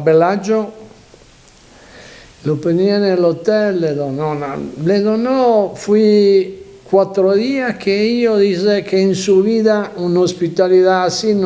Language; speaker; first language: Spanish; non-native, learner; Italian